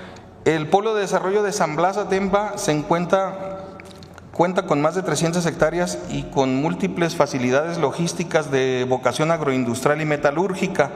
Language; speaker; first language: Spanish; native; Spanish